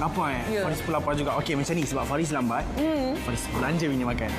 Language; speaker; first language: Malay; native; Malay